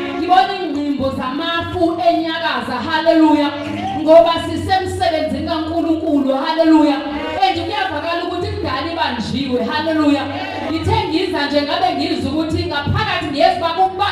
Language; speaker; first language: Zulu; native; Zulu